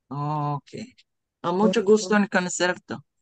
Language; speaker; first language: Spanish; non-native, learner; English